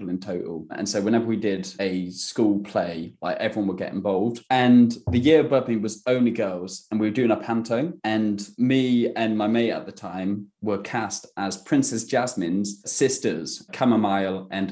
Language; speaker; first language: English; native; English